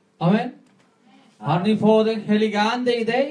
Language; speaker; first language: Swedish; non-native, learner; Spanish